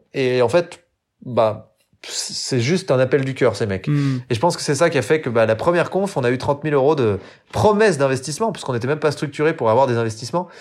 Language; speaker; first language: French; native; French